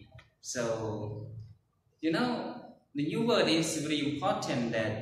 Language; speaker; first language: English; non-native, learner; Khmer